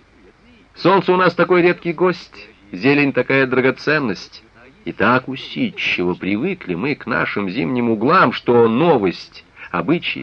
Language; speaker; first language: Russian; native; Russian